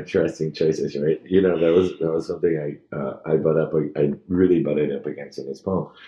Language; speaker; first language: English; early bilingual, other home language; Spanish